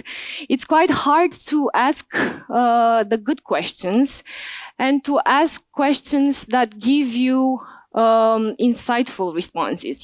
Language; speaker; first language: English; non-native, fluent; Romanian